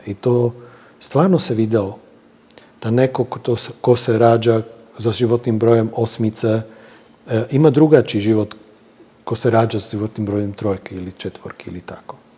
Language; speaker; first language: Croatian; non-native, fluent; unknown